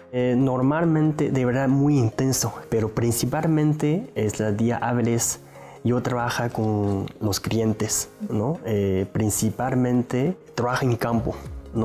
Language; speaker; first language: Spanish; non-native, learner; Chinese